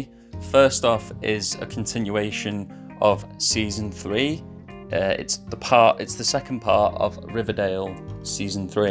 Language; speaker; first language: English; native; English